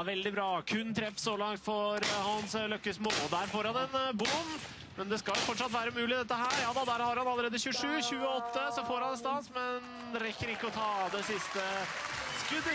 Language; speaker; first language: Norwegian; native; Norwegian